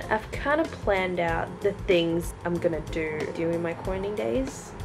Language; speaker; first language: English; early bilingual, other home language; Chinese